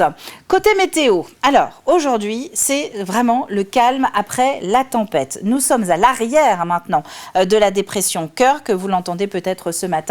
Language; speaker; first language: French; native; French